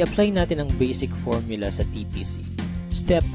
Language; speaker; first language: Filipino; native; Filipino